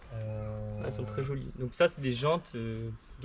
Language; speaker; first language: French; native; French